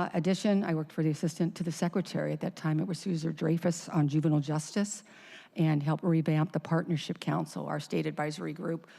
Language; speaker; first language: English; native; English